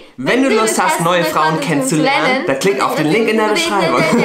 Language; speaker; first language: German; native; German